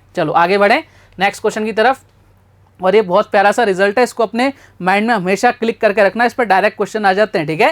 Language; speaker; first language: Hindi; native; Hindi